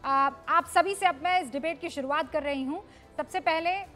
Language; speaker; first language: Hindi; native; Hindi